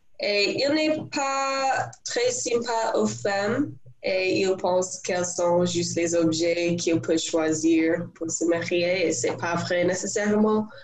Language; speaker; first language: French; non-native, learner; English